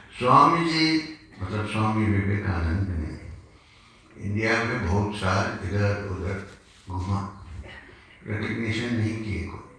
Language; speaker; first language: Hindi; non-native, local second language; Malayalam